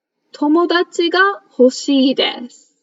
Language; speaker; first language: Japanese; non-native, fluent; English